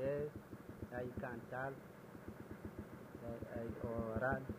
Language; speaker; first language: Spanish; non-native, local second language; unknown